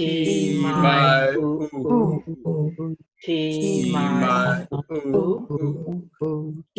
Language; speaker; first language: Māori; non-native, fluent; English